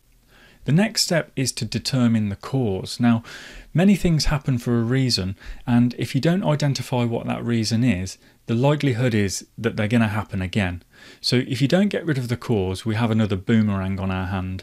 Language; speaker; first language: English; native; English